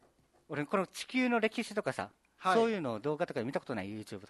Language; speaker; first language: Japanese; native; Japanese